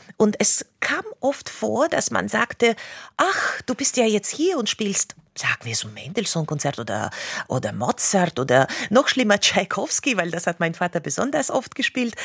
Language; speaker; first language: German; non-native, fluent; Russian